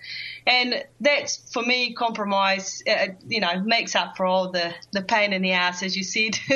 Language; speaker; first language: English; non-native, fluent; Portuguese